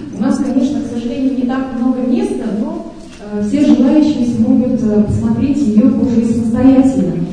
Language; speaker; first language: Russian; native; Russian